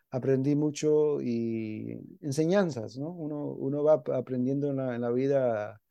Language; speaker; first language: Spanish; early bilingual, heritage; Spanish